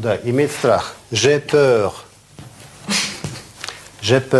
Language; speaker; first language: French; non-native, fluent; Russian